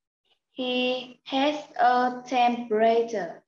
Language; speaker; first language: English; non-native, learner; Vietnamese